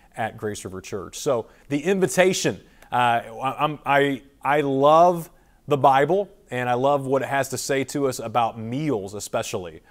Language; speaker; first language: English; native; English